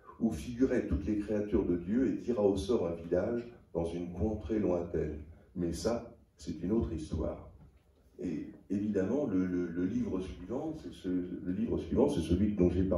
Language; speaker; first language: French; native; French